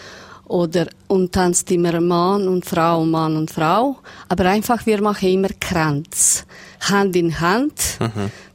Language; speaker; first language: German; non-native, learner; Serbian